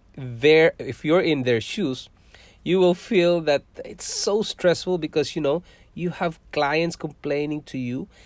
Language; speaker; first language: English; non-native, local second language; Cebuano